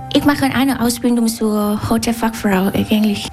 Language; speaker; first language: German; non-native, learner; Vietnamese